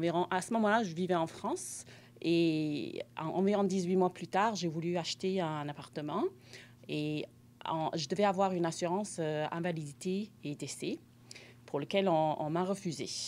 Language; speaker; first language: French; non-native, fluent; English